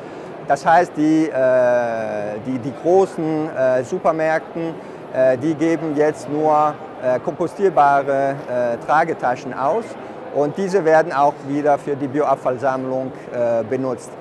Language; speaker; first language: German; non-native, fluent; Italian